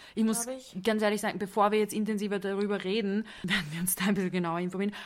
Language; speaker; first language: German; non-native, fluent; Hungarian